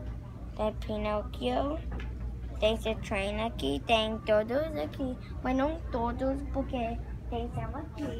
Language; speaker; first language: Portuguese; early bilingual, heritage; Portuguese